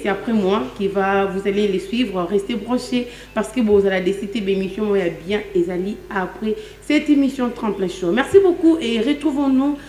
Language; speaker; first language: French; non-native, local second language; Lingala